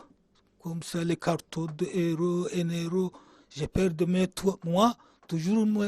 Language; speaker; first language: French; non-native, learner; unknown